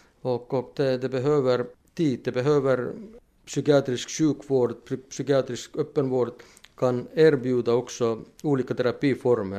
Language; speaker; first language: Swedish; non-native, fluent; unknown